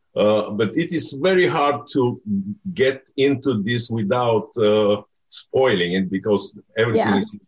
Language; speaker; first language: English; non-native, fluent; Bulgarian